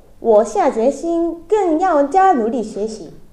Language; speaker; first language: Chinese; non-native, learner; Japanese